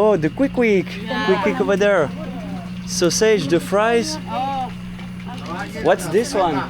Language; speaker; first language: English; non-native, learner; French